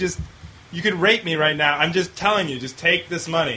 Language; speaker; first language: English; native; English